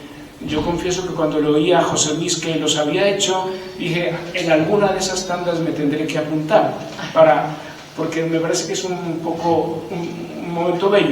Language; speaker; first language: Spanish; native; Spanish